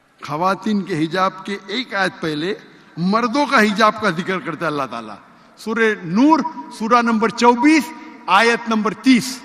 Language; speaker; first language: Urdu; non-native, local second language; Konkani